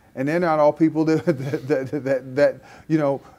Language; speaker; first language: English; native; English